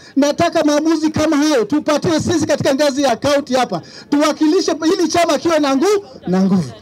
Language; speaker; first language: Swahili; non-native, local second language; Luo (Kenya and Tanzania)